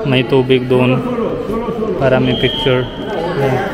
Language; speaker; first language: Filipino; non-native, learner; Hindi